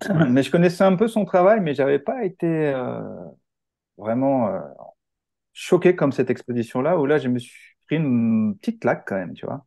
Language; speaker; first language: French; native; French